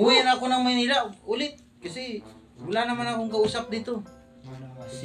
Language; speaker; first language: Filipino; non-native, local second language; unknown